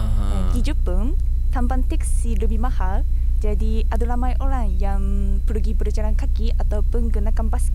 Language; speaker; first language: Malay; non-native, fluent; Japanese